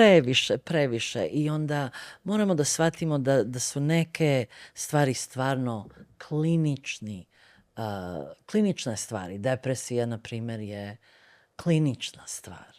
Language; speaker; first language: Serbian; early bilingual, other home language; Bosnian